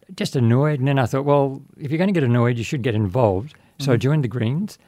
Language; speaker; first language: English; native; English